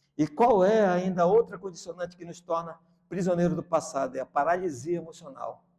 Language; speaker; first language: Portuguese; native; Portuguese